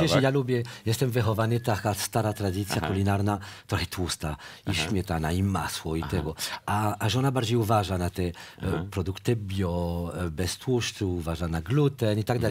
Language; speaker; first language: Polish; non-native, fluent; French